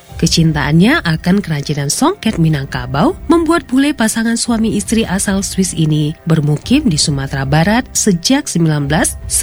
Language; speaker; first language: Indonesian; native; Indonesian